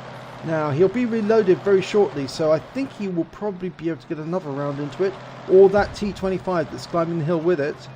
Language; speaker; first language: English; native; English